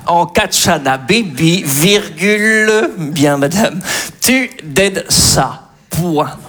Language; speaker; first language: French; native; French